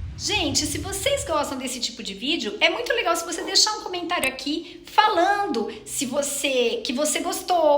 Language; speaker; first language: Portuguese; native; Portuguese